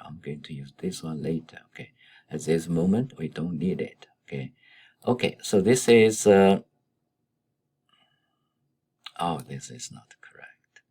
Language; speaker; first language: English; non-native, fluent; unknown